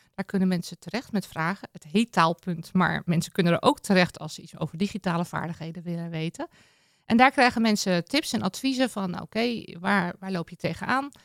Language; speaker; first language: Dutch; native; Dutch